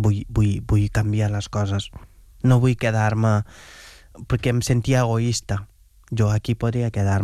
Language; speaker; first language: Catalan; non-native, fluent; Wolof